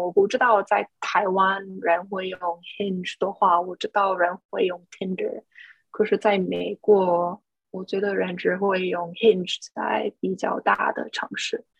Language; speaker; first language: Chinese; non-native, fluent; English